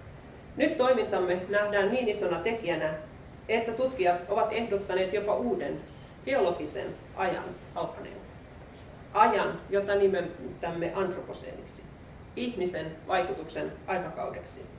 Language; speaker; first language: Finnish; native; Finnish